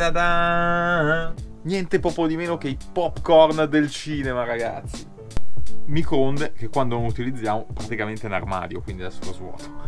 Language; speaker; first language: Italian; native; Italian